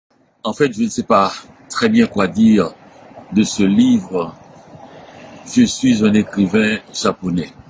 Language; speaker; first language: French; non-native, local second language; Haitian Creole